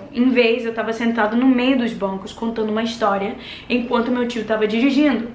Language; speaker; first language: Portuguese; early bilingual, other home language; English